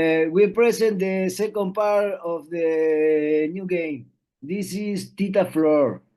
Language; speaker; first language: English; non-native, learner; Spanish